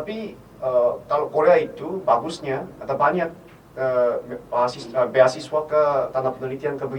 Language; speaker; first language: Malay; non-native, fluent; Korean